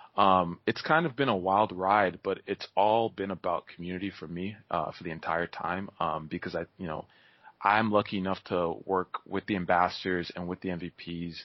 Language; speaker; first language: English; native; English